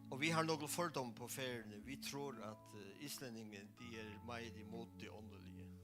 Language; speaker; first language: Danish; non-native, local second language; Faroese